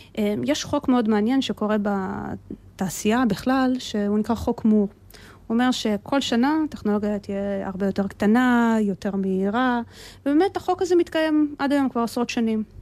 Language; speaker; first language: Hebrew; early bilingual, other home language; Russian